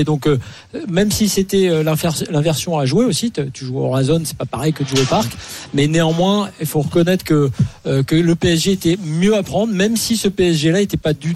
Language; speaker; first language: French; native; French